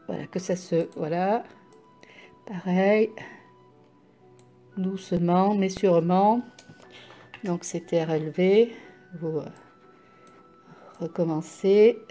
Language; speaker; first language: French; native; French